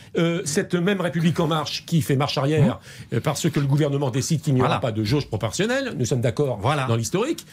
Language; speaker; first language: French; native; French